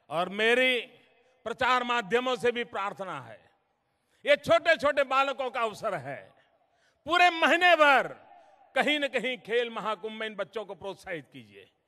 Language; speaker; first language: Hindi; non-native, local second language; Gujarati